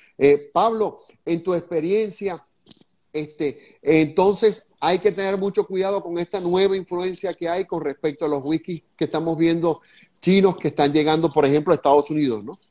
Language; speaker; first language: Spanish; native; Spanish